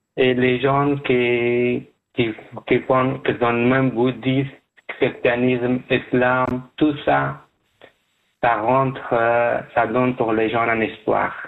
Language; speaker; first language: French; non-native, learner; Persian